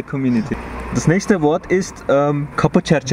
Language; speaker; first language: German; early bilingual, other home language; Turkish